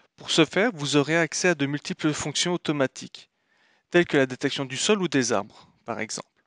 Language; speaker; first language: French; native; French